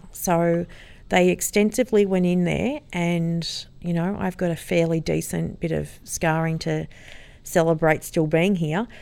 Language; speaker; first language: English; native; English